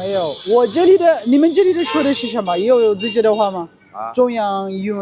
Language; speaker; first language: Chinese; non-native, learner; Amharic